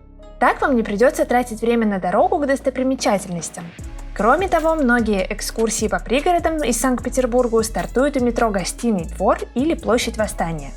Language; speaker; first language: Russian; native; Russian